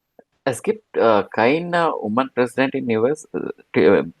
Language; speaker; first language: German; non-native, learner; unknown